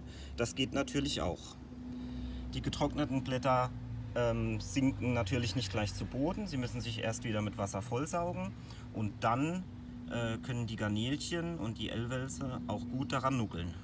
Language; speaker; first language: German; native; German